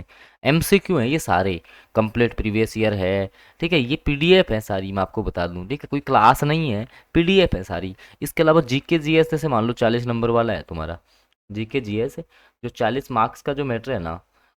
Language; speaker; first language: Hindi; native; Hindi